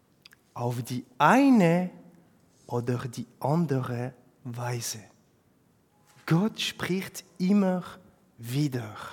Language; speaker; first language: German; non-native, fluent; French